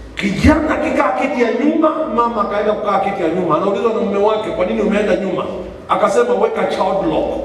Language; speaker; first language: Swahili; non-native, local second language; Kamba